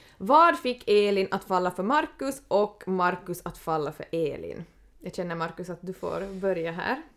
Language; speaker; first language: Swedish; native; Swedish